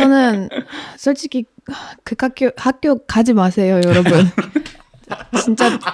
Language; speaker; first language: Korean; non-native, fluent; Polish